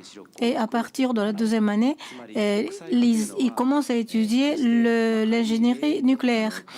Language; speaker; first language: French; non-native, fluent; Japanese